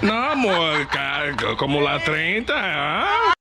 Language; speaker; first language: Spanish; non-native, learner; English